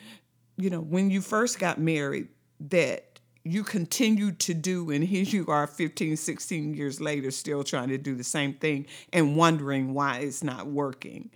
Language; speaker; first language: English; native; English